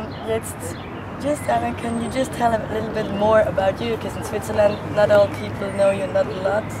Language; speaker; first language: English; non-native, learner; German